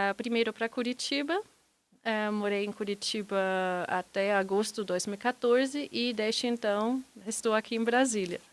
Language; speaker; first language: Portuguese; non-native, fluent; German